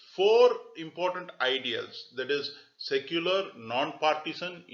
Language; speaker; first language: English; non-native, local second language; Tamil